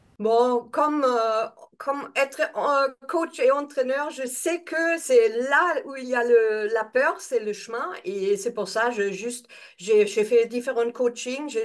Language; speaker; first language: French; non-native, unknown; German